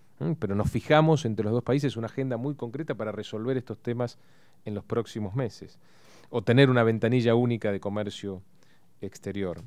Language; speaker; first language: Spanish; native; Spanish